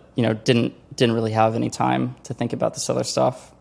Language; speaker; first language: English; native; English